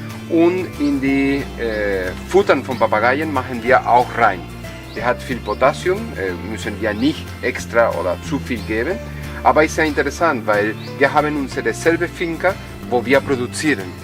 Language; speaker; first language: German; non-native, fluent; Spanish